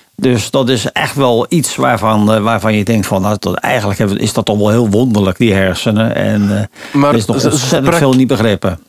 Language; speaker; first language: Dutch; native; Dutch